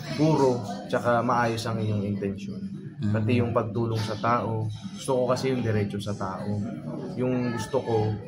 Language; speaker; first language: Filipino; native; Filipino